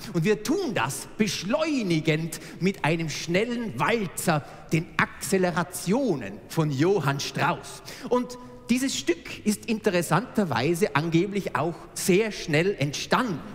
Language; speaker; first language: German; native; German